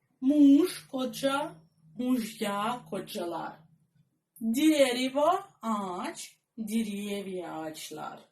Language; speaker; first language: Turkish; non-native, fluent; Russian